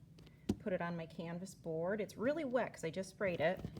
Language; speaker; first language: English; native; English